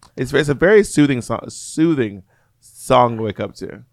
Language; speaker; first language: English; native; English